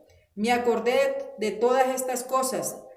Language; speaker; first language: Spanish; native; Spanish